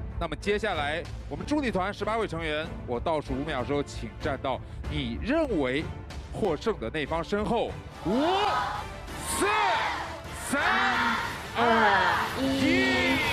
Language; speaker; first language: Chinese; native; Chinese